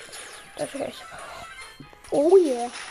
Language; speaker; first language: Polish; non-native, learner; Slovak